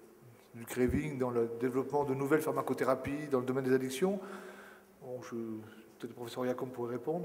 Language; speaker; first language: French; native; French